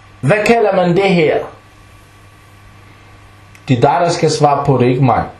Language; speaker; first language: Danish; non-native, local second language; Arabic